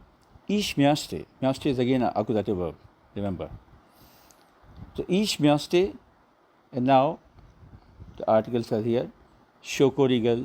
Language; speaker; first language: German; non-native, learner; Hindi